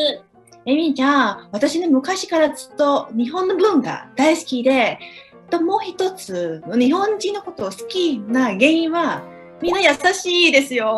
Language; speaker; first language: Japanese; non-native, fluent; Cantonese